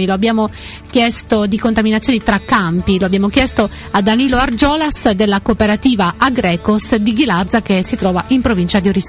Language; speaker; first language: Italian; native; Italian